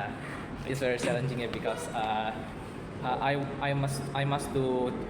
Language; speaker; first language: English; non-native, learner; Indonesian